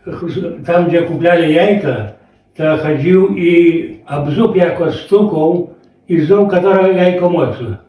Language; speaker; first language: Polish; non-native, local second language; Belarusian